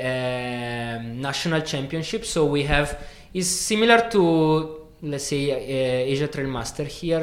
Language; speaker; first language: English; non-native, fluent; Italian